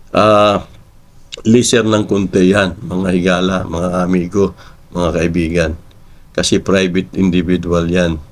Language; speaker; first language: Filipino; native; Filipino